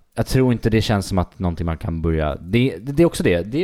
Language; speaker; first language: Swedish; native; Swedish